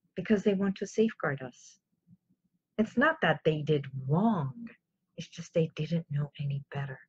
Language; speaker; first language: English; non-native, fluent; Armenian